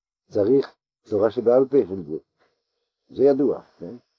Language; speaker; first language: Hebrew; non-native, fluent; French